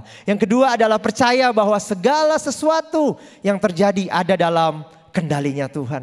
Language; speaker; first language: Indonesian; native; Indonesian